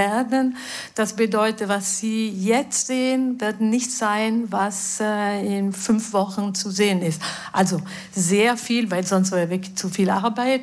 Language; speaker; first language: German; non-native, fluent; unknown